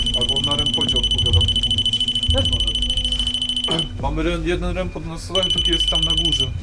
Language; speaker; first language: Polish; native; Polish